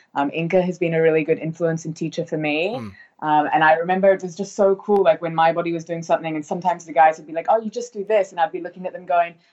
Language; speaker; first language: English; native; English